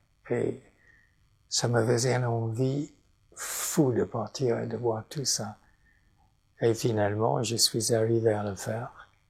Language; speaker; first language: French; non-native, fluent; English